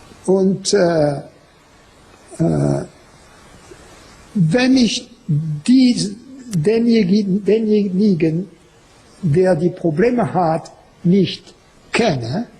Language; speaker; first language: German; non-native, fluent; French